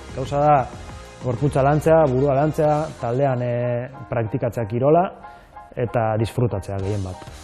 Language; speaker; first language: Basque; non-native, local second language; Spanish